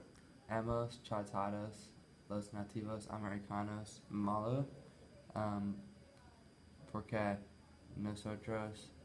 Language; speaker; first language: Spanish; non-native, learner; English